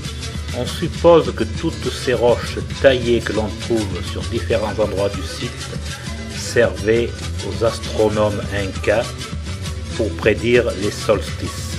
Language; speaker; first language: French; native; French